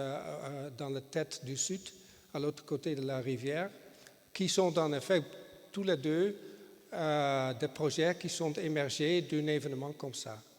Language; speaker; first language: French; non-native, fluent; Dutch